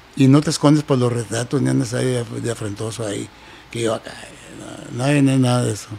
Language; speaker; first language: Spanish; native; Spanish